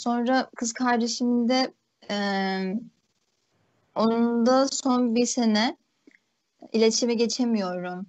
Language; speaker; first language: Turkish; early bilingual, other home language; Uyghur